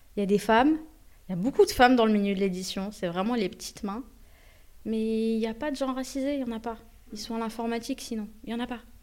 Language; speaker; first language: French; early bilingual, other home language; Arabic